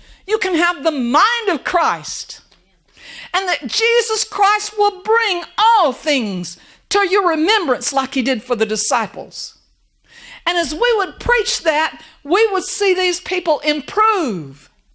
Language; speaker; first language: English; native; English